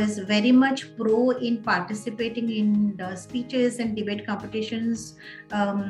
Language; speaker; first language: English; non-native, local second language; Odia